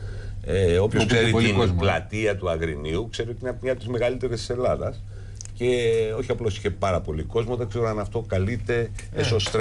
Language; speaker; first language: Greek; native; Greek